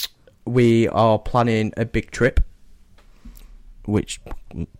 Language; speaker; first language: English; native; English